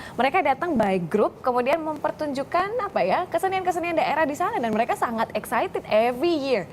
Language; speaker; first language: Indonesian; native; Indonesian